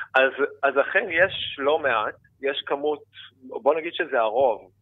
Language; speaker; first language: Hebrew; native; Hebrew